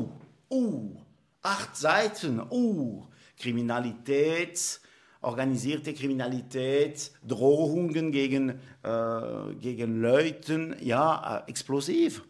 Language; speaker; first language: German; non-native, local second language; French